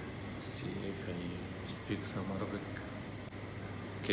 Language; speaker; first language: English; non-native, learner; Arabic